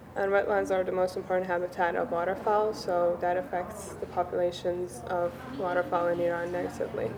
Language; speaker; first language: English; non-native, fluent; Persian